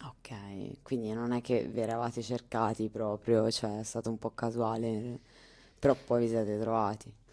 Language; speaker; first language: Italian; native; Italian